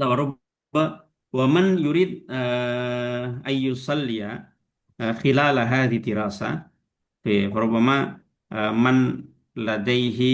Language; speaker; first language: Arabic; non-native, fluent; Indonesian